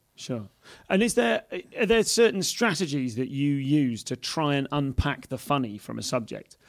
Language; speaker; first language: English; native; English